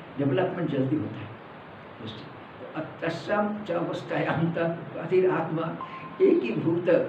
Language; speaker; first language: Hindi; non-native, local second language; Malayalam